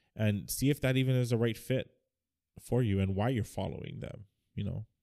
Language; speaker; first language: English; native; English